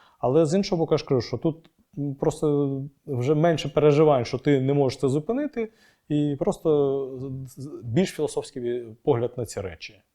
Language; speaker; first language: Ukrainian; non-native, local second language; Russian